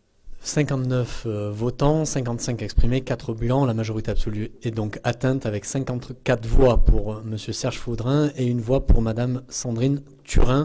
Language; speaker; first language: French; native; French